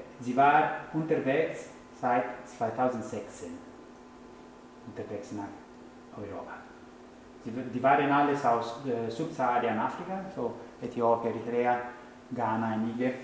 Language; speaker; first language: German; non-native, fluent; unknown